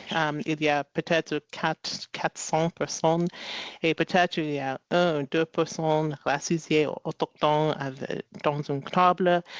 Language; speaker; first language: French; non-native, learner; English